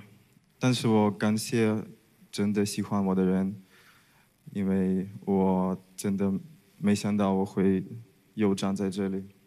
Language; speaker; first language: Chinese; non-native, fluent; Russian